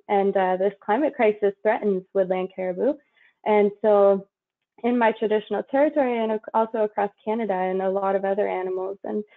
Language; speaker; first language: English; native; English